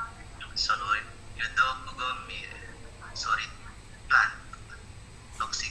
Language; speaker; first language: Japanese; non-native, learner; Indonesian